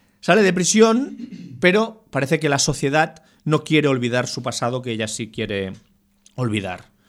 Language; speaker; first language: Spanish; native; Spanish